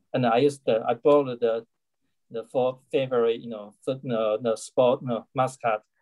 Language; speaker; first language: English; non-native, learner; Chinese